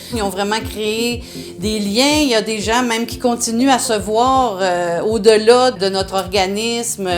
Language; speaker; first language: French; native; French